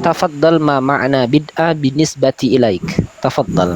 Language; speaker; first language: Arabic; non-native, fluent; Indonesian